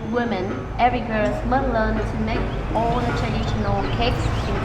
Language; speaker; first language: English; non-native, fluent; Vietnamese